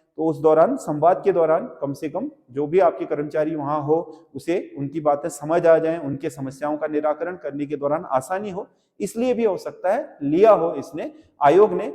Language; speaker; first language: Hindi; native; Hindi